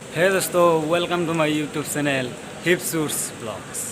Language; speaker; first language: Hindi; non-native, local second language; Assamese